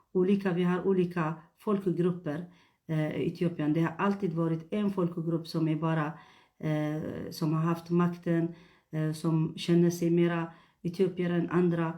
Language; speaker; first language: Swedish; non-native, fluent; Tigrinya